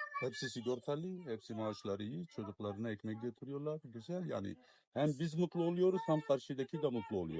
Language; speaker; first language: Turkish; non-native, fluent; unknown